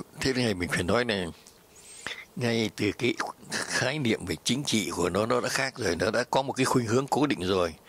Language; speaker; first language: Vietnamese; native; Vietnamese